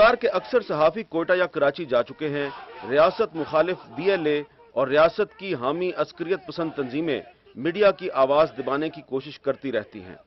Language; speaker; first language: Urdu; native; Urdu